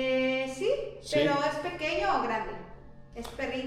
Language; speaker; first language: Spanish; native; Spanish